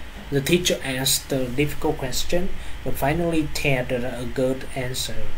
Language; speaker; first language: English; non-native, fluent; Vietnamese